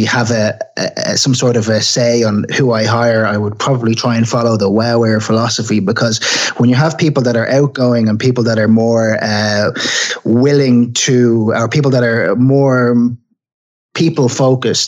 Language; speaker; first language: English; native; English